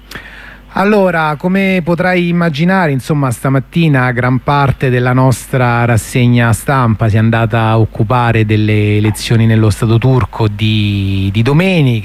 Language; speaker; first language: Italian; native; Italian